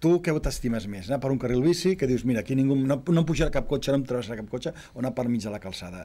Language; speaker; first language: Catalan; native; Catalan